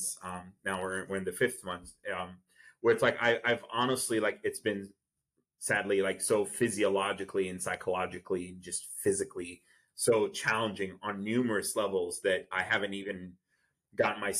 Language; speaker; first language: English; non-native, fluent; Arabic